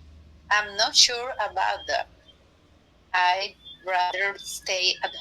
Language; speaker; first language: English; non-native, learner; Spanish